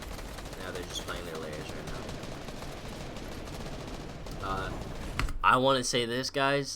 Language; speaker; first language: English; native; English